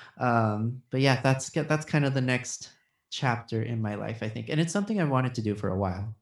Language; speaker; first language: English; early bilingual, other home language; Spanish